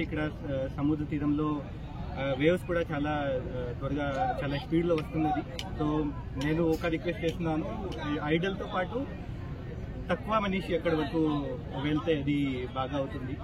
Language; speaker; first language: Telugu; non-native, fluent; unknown